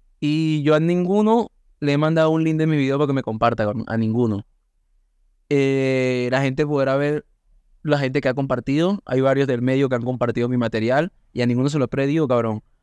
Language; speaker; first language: Spanish; native; Spanish